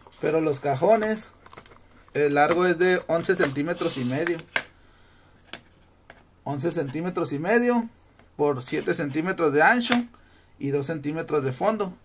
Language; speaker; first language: Spanish; native; Spanish